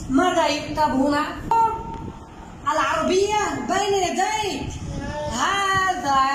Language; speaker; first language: Arabic; non-native, fluent; Bangla